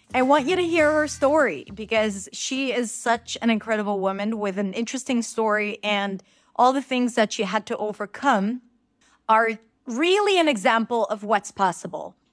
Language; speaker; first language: English; non-native, fluent; Hebrew